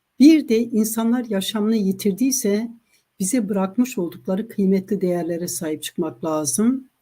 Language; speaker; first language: Turkish; non-native, local second language; Kurdish